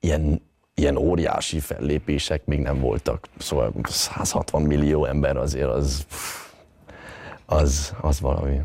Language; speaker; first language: Hungarian; early bilingual, heritage; Hungarian